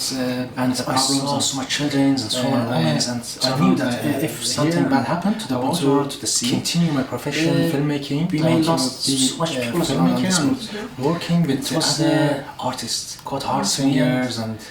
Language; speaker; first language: English; non-native, learner; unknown